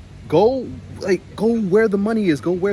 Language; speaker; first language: English; native; English